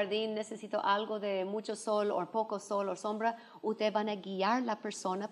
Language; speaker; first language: Spanish; non-native, fluent; English